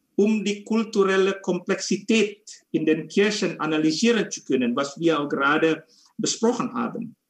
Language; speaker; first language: German; non-native, fluent; Indonesian